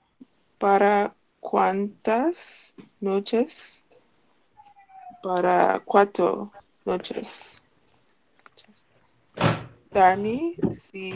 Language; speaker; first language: Spanish; non-native, learner; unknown